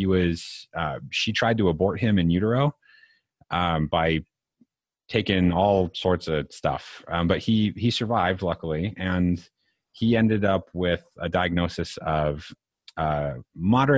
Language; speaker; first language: English; native; English